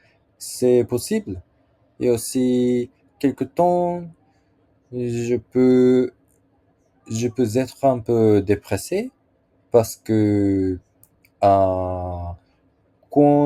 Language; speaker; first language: French; non-native, learner; Japanese